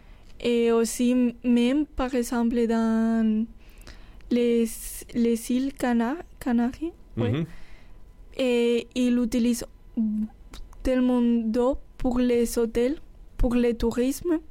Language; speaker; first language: French; non-native, learner; Spanish